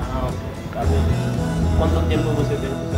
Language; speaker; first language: Portuguese; non-native, learner; Haitian Creole